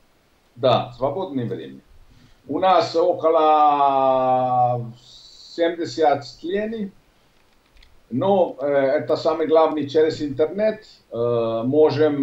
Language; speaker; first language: Russian; non-native, learner; Italian